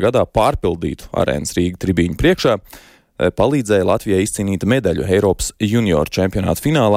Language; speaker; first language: Latvian; native; Latvian